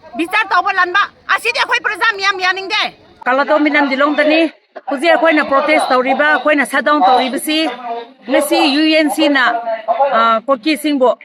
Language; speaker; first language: Manipuri; non-native, local second language; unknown